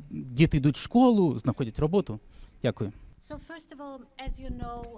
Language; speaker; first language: Ukrainian; native; Ukrainian